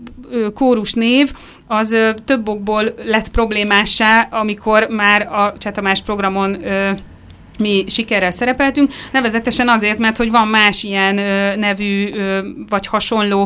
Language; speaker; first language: Hungarian; native; Hungarian